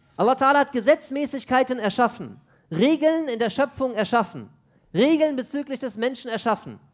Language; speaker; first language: German; early bilingual, other home language; Urdu